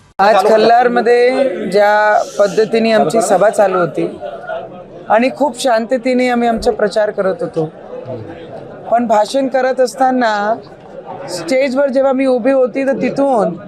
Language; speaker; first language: Marathi; non-native, local second language; Punjabi